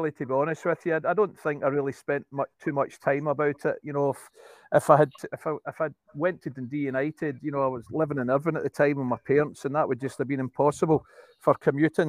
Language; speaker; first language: English; native; English